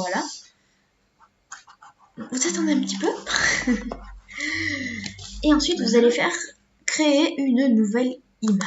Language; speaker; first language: French; native; French